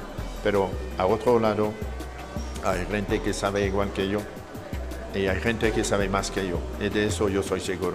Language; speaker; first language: Spanish; non-native, fluent; French